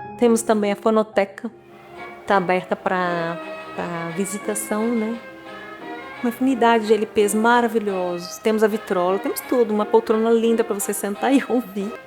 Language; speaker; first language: Portuguese; native; Portuguese